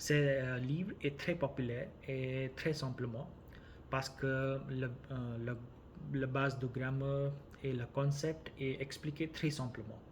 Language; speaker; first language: French; non-native, learner; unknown